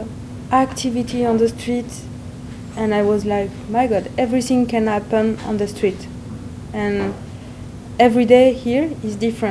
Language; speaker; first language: English; non-native, learner; French